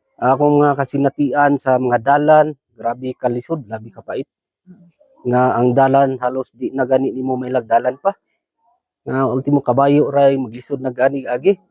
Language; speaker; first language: Cebuano; native; Cebuano